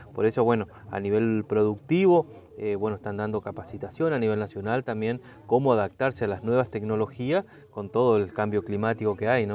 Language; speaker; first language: Spanish; native; Spanish